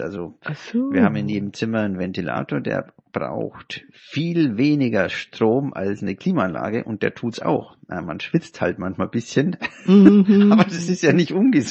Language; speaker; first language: German; native; German